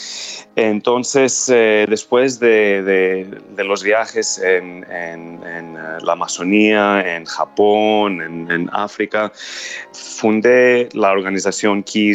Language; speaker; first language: Spanish; non-native, fluent; Greek